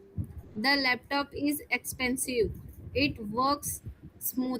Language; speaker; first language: English; non-native, learner; Hindi